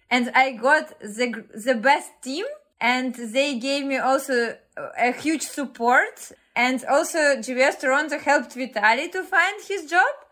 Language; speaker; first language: English; non-native, fluent; Ukrainian